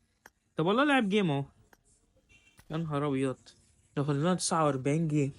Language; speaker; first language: Arabic; native; Arabic